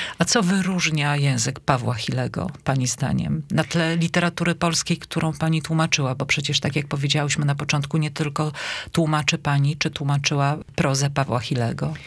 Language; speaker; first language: Polish; native; Polish